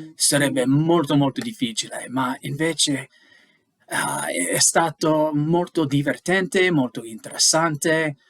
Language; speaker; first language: Italian; non-native, learner; English